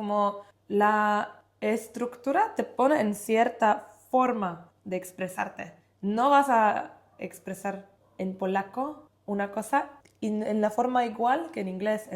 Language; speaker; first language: Spanish; non-native, fluent; Polish